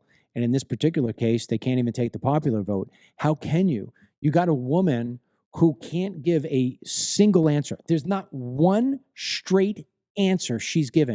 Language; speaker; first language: English; native; English